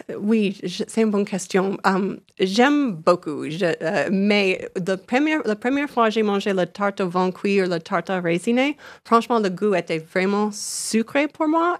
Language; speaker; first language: French; non-native, learner; English